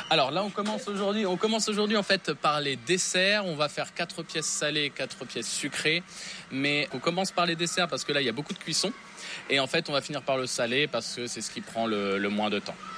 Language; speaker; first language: French; native; French